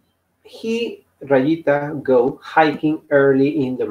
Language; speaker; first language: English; non-native, fluent; Spanish